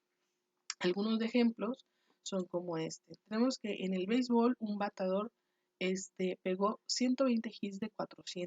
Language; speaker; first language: Spanish; native; Spanish